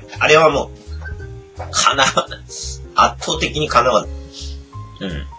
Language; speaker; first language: Japanese; native; Japanese